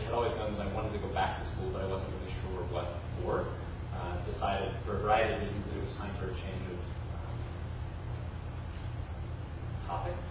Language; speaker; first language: English; native; English